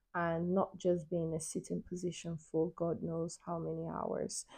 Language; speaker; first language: English; non-native, local second language; Yoruba